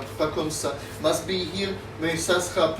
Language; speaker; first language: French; non-native, learner; Slovak